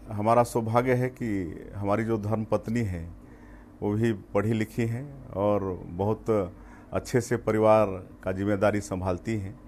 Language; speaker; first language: Hindi; native; Hindi